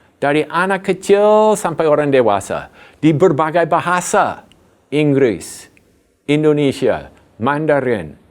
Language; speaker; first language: Indonesian; non-native, fluent; English